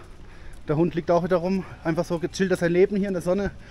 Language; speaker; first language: German; native; German